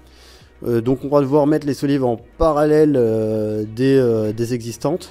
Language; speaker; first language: French; native; French